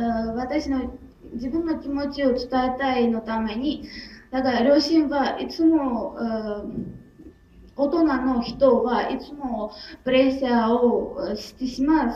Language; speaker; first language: Japanese; non-native, learner; Armenian